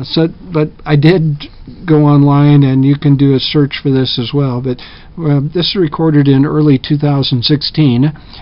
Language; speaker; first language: English; native; English